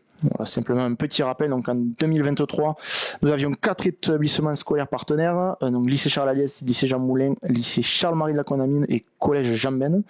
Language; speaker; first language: French; native; French